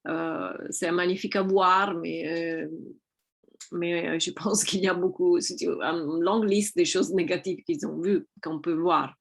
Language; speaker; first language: French; non-native, fluent; Italian